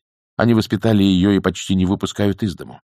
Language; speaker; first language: Russian; native; Russian